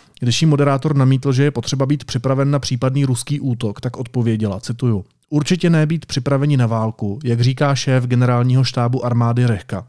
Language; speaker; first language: Czech; native; Czech